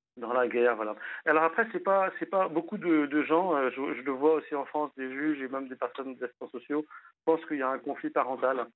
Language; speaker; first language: French; native; French